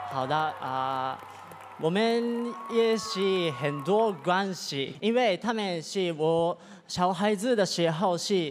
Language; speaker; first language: Chinese; non-native, learner; Japanese